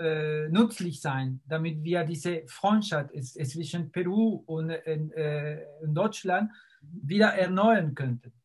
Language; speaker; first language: German; non-native, fluent; Spanish